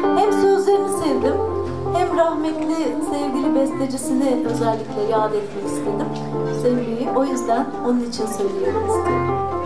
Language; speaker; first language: Turkish; native; Turkish